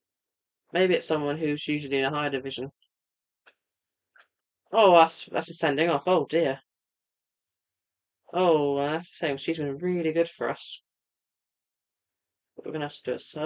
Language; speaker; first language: English; native; English